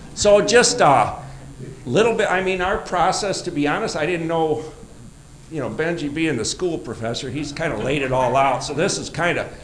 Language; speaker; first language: English; native; English